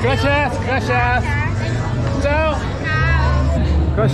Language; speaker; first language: Spanish; non-native, learner; Korean